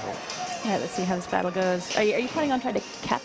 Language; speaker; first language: English; native; English